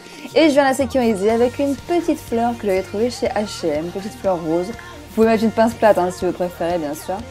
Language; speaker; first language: French; native; French